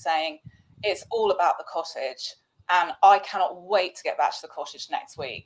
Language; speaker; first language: English; native; English